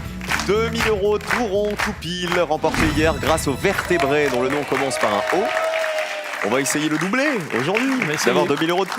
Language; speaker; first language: French; native; French